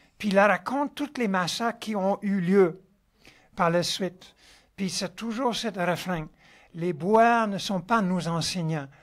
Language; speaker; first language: French; non-native, fluent; English